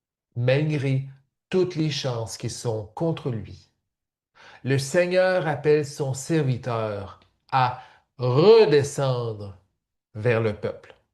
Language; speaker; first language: French; native; French